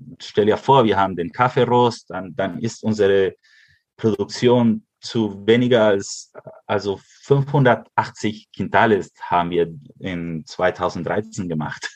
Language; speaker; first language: German; early bilingual, heritage; Spanish